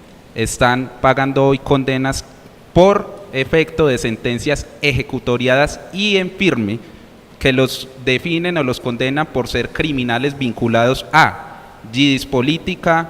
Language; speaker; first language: Spanish; native; Spanish